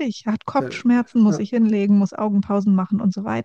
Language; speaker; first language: German; native; German